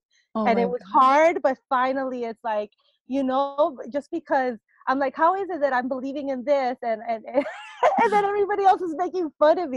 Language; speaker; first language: English; early bilingual, other home language; Spanish